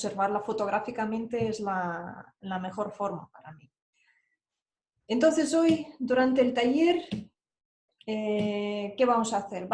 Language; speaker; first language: Spanish; non-native, fluent; Russian